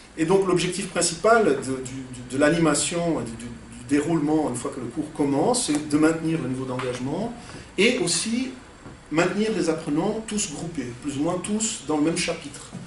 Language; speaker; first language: French; non-native, fluent; Portuguese